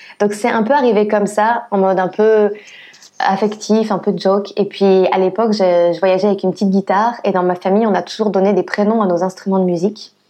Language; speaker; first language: French; native; French